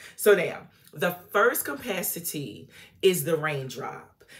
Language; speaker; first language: English; native; English